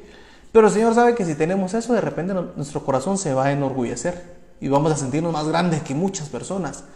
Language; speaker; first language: Spanish; native; Spanish